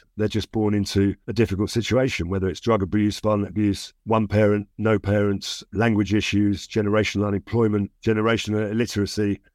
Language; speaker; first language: English; native; English